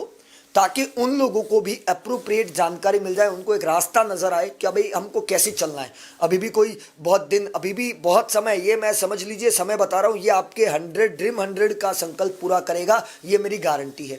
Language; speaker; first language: Hindi; native; Hindi